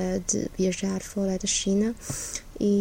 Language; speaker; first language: Portuguese; non-native, learner; Chinese